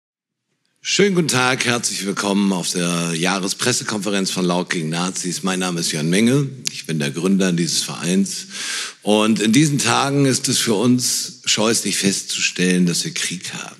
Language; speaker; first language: German; native; German